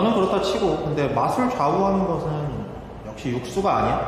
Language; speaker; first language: Korean; native; Korean